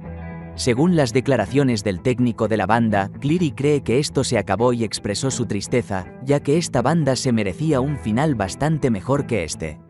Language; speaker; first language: Spanish; native; Spanish